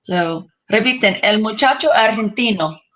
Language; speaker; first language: Spanish; non-native, learner; English